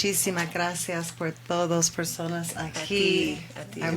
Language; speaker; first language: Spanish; non-native, learner; English